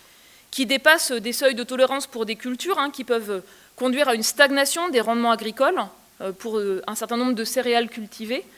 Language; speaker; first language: French; native; French